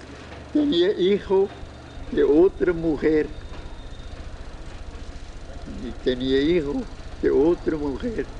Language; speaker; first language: Spanish; non-native, fluent; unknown